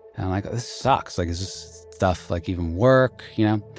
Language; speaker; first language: English; native; English